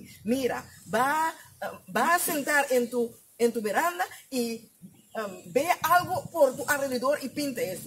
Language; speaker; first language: Spanish; non-native, learner; Papiamento